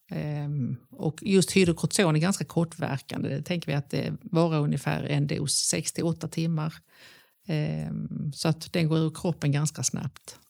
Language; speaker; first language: Swedish; native; Swedish